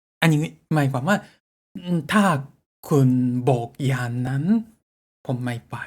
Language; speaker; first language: Thai; non-native, fluent; Japanese